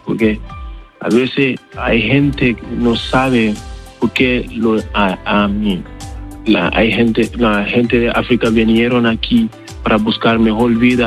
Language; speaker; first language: Spanish; non-native, learner; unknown